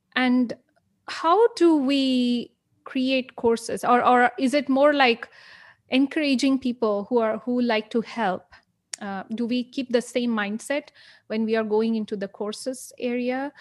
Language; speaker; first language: English; non-native, local second language; Kannada